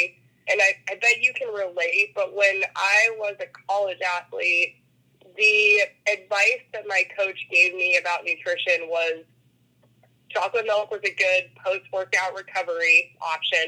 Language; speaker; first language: English; native; English